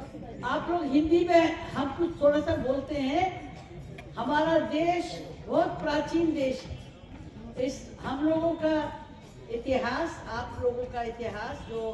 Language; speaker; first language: Hindi; non-native, local second language; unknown